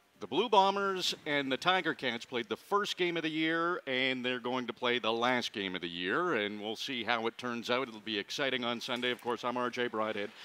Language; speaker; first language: English; native; English